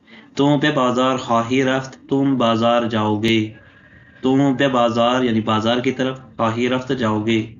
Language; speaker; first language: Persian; non-native, fluent; Urdu